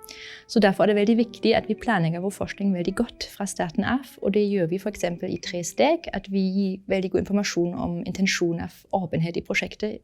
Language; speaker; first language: Norwegian; native; Norwegian